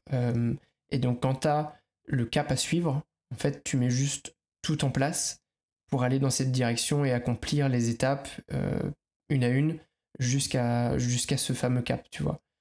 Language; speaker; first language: French; native; French